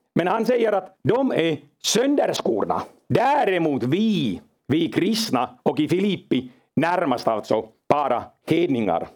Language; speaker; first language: Swedish; non-native, local second language; Finnish